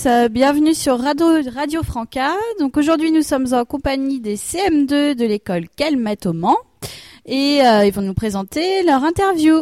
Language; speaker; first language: French; native; French